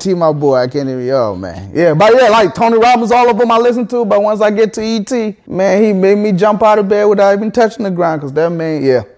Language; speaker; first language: English; early bilingual, other home language; Akan